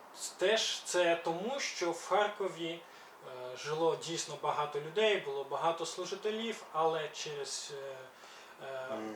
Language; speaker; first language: Ukrainian; early bilingual, other home language; Belarusian